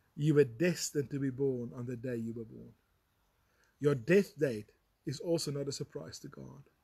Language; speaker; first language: English; non-native, local second language; Afrikaans